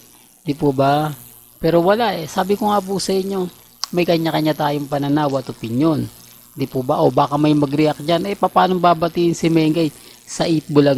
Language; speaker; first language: Filipino; native; Filipino